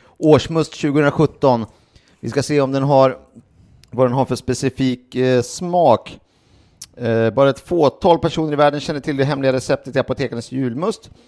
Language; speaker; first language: Swedish; native; Swedish